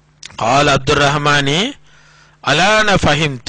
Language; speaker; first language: Arabic; non-native, fluent; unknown